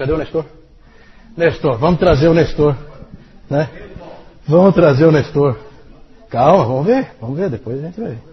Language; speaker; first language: Portuguese; native; Portuguese